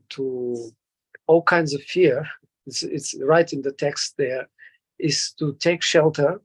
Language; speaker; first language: English; non-native, fluent; Bulgarian